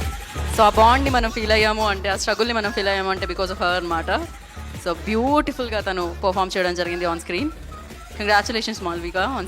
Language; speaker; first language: Telugu; native; Telugu